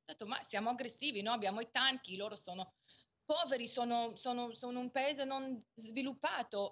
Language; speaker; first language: Italian; non-native, fluent; Hebrew